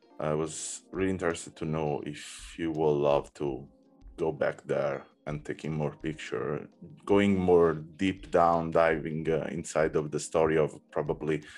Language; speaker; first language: English; non-native, learner; Italian